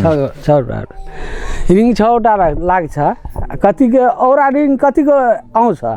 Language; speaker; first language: Nepali; non-native, local second language; Maithili